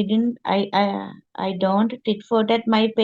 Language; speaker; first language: English; non-native, learner; Sinhala